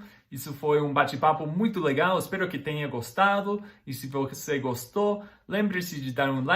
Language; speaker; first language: Portuguese; non-native, fluent; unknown